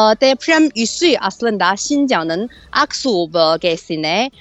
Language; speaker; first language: Turkish; non-native, fluent; Chinese